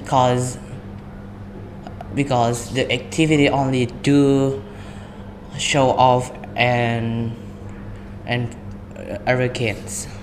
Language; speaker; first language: English; non-native, learner; Indonesian